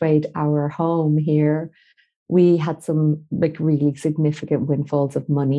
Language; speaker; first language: English; native; English